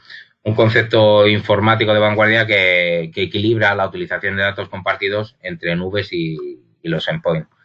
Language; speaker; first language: Spanish; native; Spanish